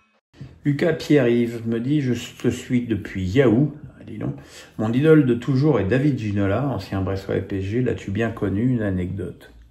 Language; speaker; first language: French; native; French